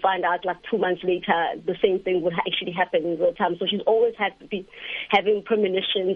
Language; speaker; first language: English; non-native, local second language; Zulu